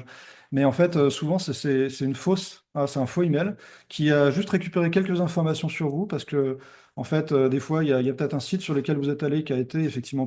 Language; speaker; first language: French; native; French